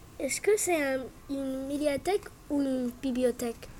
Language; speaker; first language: French; non-native, learner; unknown